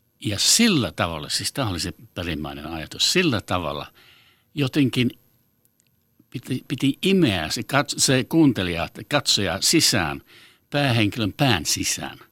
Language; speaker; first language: Finnish; non-native, fluent; English